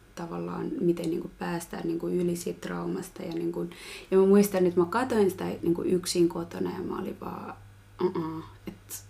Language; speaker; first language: Finnish; early bilingual, other home language; Kinyarwanda